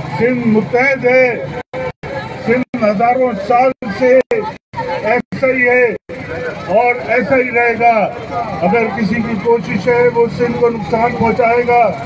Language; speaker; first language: Urdu; non-native, local second language; Sindhi